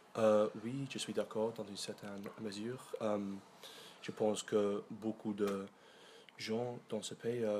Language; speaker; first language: French; non-native, learner; English